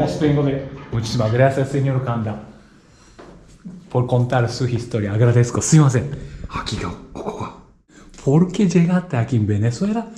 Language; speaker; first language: Spanish; non-native, learner; Japanese